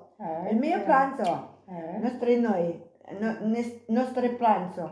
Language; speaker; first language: Italian; non-native, learner; Filipino